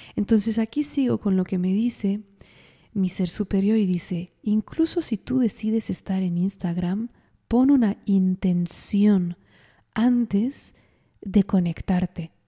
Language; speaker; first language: Spanish; non-native, fluent; French